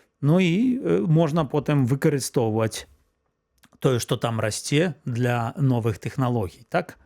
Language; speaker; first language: Belarusian; native; Belarusian